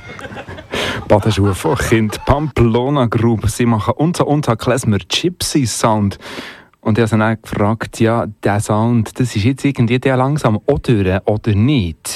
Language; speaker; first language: German; native; German